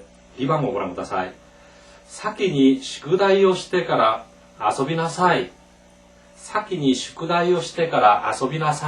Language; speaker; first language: Japanese; non-native, fluent; Korean